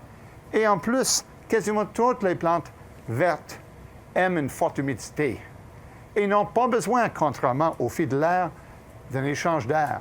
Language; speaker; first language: French; native; French